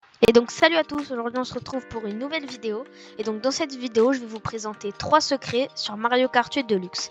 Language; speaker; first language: French; native; French